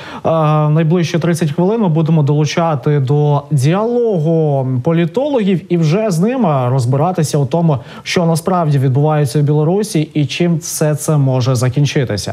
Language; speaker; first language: Russian; non-native, fluent; Arabic